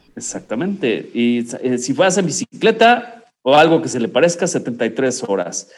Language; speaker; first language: Spanish; native; Spanish